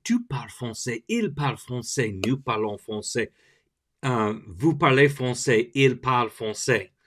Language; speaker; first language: French; non-native, fluent; English